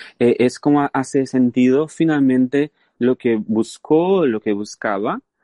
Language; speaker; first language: Spanish; non-native, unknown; Portuguese